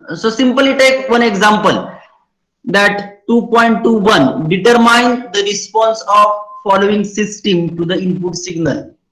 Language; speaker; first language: English; non-native, local second language; Marathi